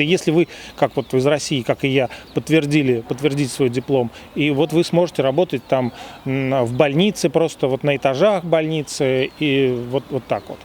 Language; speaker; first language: Russian; native; Russian